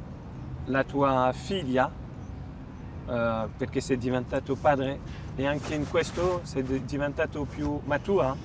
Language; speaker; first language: Italian; non-native, fluent; French